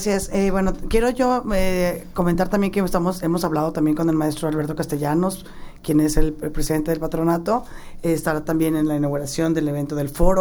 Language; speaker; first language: Spanish; native; Spanish